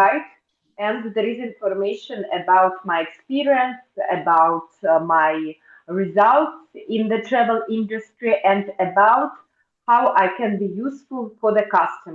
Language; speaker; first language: English; non-native, fluent; Russian